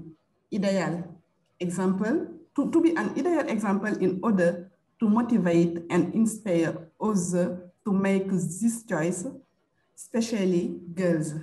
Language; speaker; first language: English; non-native, fluent; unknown